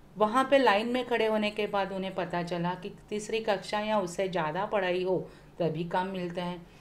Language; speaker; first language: Hindi; non-native, local second language; Marathi